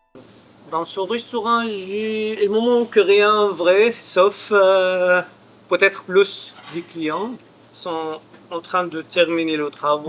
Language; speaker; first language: French; non-native, fluent; Arabic